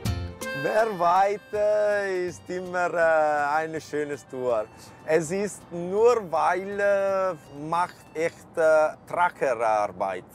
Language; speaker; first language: German; non-native, fluent; Italian